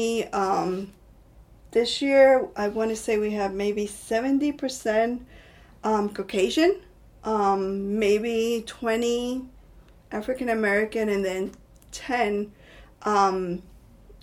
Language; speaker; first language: English; non-native, fluent; Spanish